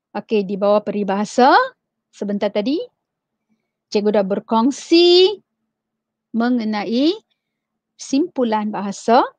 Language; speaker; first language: Malay; non-native, local second language; Tamil